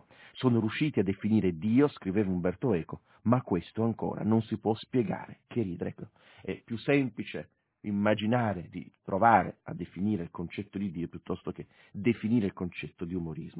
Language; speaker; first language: Italian; native; Italian